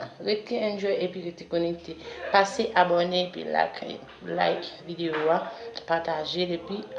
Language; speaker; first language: French; non-native, learner; Haitian Creole